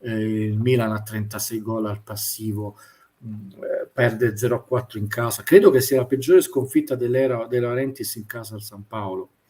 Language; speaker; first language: Italian; native; Italian